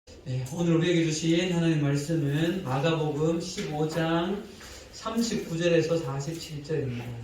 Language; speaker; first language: Korean; native; Korean